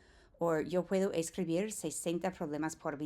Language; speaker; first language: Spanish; non-native, fluent; English